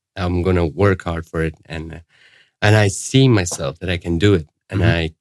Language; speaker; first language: English; non-native, fluent; Arabic